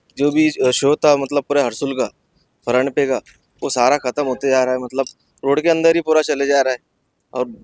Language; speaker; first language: Hindi; non-native, local second language; Urdu